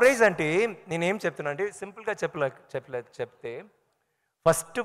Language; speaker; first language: Telugu; non-native, learner; Tamil